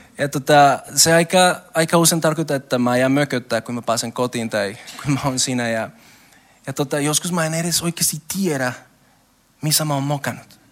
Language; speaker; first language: Finnish; non-native, learner; Spanish